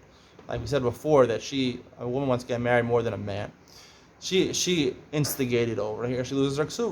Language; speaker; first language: English; native; English